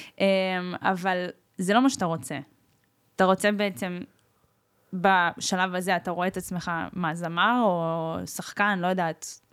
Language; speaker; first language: Hebrew; early bilingual, other home language; Russian